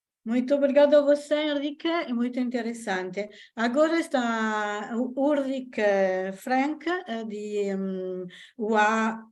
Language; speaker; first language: Portuguese; non-native, learner; Italian